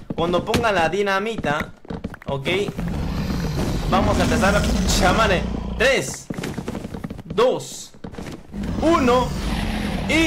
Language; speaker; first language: Spanish; native; Spanish